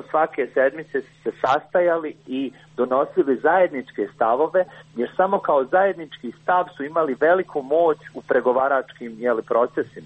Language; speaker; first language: Croatian; native; Croatian